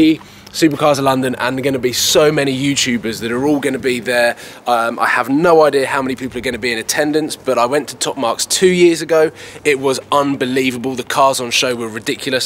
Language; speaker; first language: English; native; English